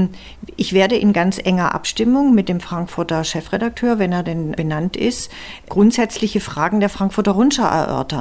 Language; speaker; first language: German; native; German